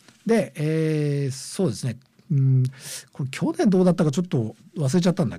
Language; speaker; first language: Japanese; native; Japanese